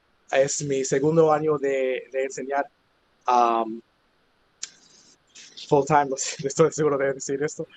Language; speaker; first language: Spanish; non-native, fluent; English